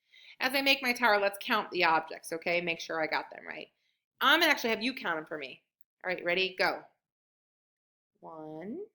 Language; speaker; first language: English; native; English